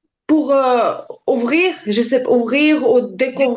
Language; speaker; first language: French; non-native, learner; Ukrainian